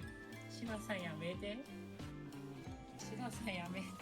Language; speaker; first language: Japanese; non-native, learner; Chinese